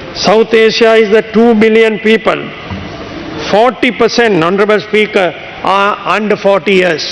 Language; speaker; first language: English; non-native, local second language; Sinhala